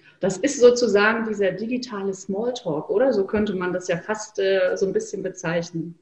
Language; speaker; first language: German; native; German